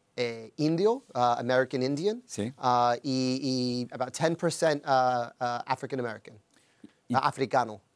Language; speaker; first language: Spanish; early bilingual, heritage; Spanish